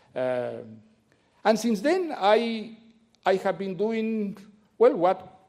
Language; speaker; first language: English; non-native, fluent; Spanish